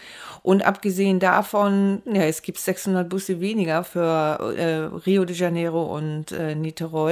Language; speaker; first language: German; native; German